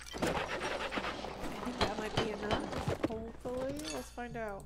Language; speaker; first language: English; native; English